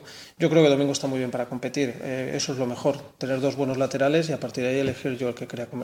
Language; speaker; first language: Spanish; native; Spanish